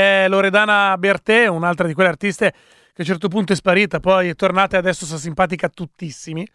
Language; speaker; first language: Italian; native; Italian